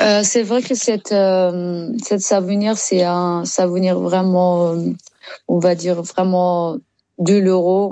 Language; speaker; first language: French; non-native, learner; Persian